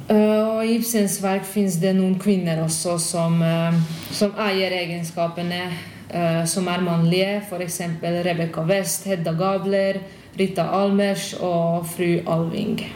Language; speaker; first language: Norwegian; non-native, fluent; Hungarian